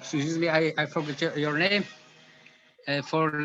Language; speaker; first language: English; non-native, local second language; Arabic